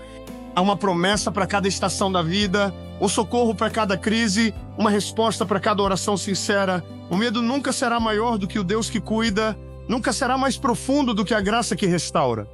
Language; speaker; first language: Portuguese; native; Portuguese